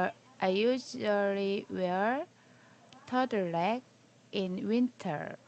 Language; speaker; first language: English; non-native, learner; Korean